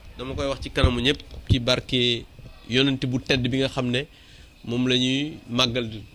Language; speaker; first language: Wolof; native; Wolof